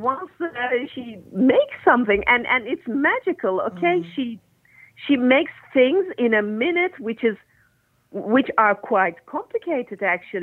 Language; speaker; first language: English; non-native, learner; Turkish